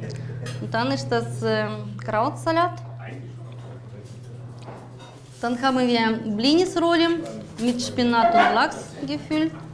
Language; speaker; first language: German; non-native, fluent; Russian